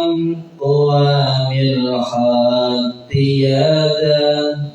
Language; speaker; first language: Arabic; non-native, fluent; Indonesian